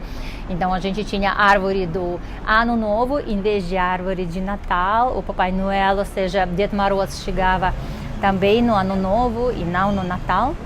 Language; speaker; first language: Portuguese; non-native, fluent; Russian